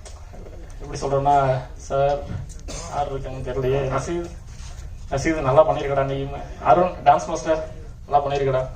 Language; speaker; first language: Tamil; native; Tamil